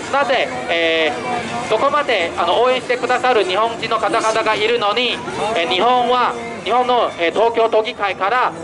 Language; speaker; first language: Japanese; non-native, fluent; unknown